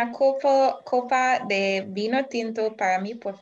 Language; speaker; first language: Spanish; non-native, fluent; English